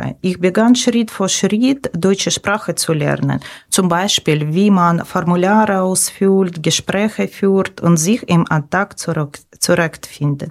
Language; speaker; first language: German; non-native, learner; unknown